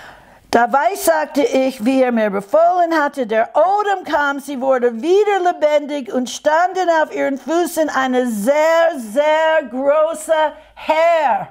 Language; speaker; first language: German; non-native, fluent; English